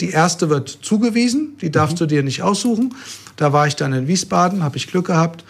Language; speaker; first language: German; native; German